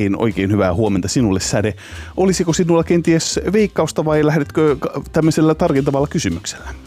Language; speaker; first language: Finnish; native; Finnish